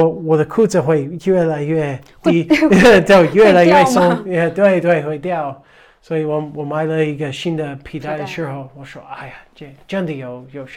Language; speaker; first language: Chinese; non-native, fluent; English